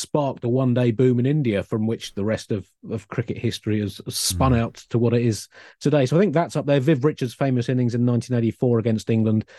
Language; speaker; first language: English; native; English